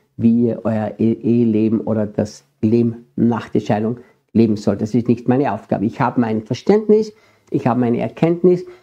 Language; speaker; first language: German; native; German